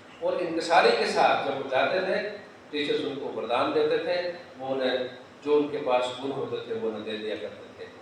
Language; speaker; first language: Urdu; native; Urdu